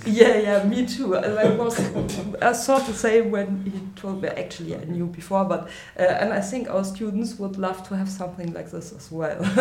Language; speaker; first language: English; non-native, fluent; German